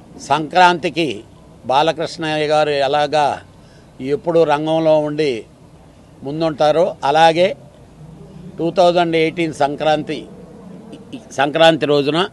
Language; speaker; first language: Telugu; native; Telugu